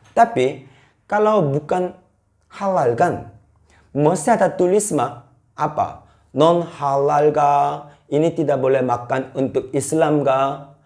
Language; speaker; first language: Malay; non-native, fluent; Korean